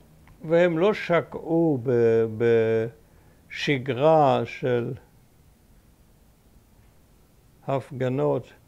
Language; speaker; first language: Hebrew; early bilingual, other home language; German